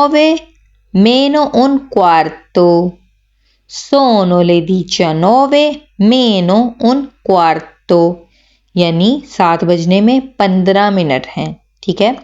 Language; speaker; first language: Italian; non-native, fluent; Urdu